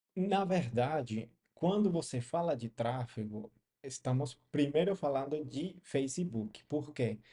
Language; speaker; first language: Portuguese; non-native, fluent; Spanish